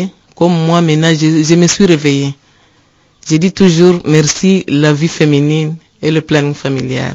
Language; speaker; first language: French; non-native, learner; Rundi